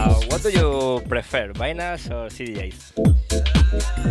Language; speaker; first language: English; non-native, learner; Spanish